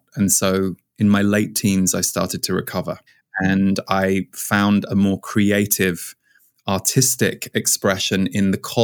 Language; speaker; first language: English; native; English